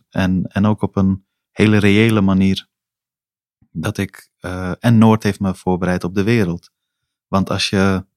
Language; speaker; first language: Dutch; early bilingual, other home language; Persian